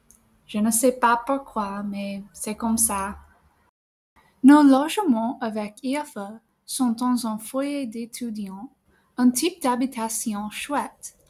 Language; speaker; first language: French; non-native, fluent; English